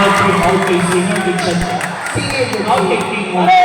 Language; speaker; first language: English; non-native, local second language; Cebuano